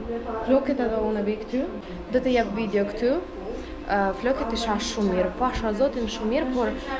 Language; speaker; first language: Albanian; non-native, learner; Russian